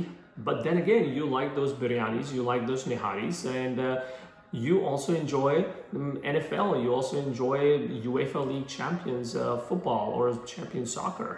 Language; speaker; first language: English; non-native, local second language; Urdu